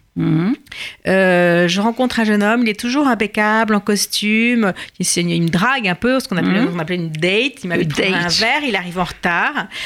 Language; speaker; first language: French; native; French